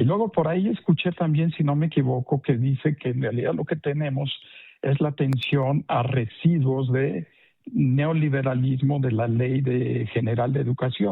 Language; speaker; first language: Spanish; native; Spanish